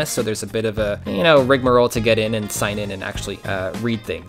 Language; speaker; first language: English; native; English